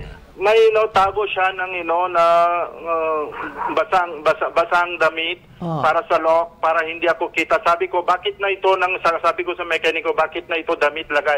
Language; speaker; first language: Filipino; non-native, learner; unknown